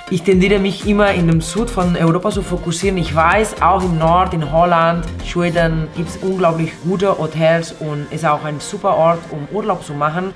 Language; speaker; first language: German; non-native, fluent; Spanish